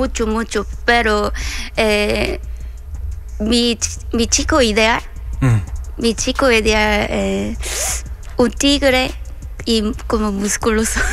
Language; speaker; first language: Spanish; non-native, learner; Korean